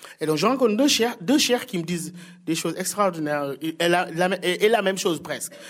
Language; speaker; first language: French; non-native, local second language; Wolof